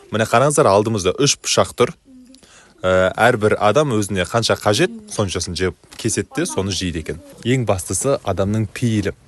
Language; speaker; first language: Kazakh; native; Kazakh